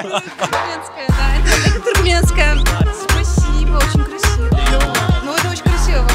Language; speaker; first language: Russian; native; Russian